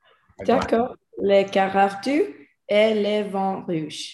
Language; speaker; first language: French; non-native, learner; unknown